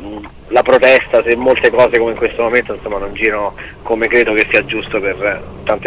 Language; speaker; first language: Italian; native; Italian